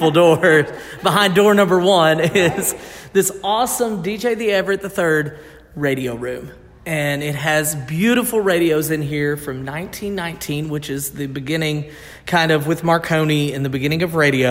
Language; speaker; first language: English; native; English